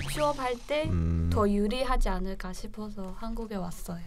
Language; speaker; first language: Korean; non-native, learner; Chinese